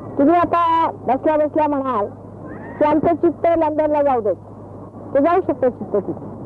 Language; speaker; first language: Marathi; native; Marathi